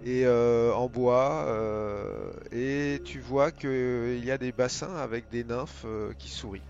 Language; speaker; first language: French; native; French